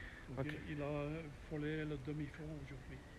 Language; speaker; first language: French; non-native, fluent; Dutch